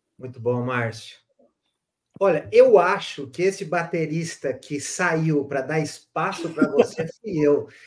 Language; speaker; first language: Portuguese; native; Portuguese